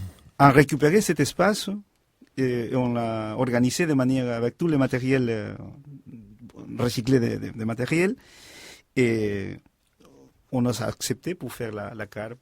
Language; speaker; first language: French; non-native, fluent; Spanish